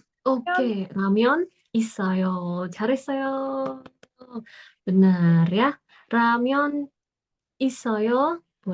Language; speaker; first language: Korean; non-native, fluent; Indonesian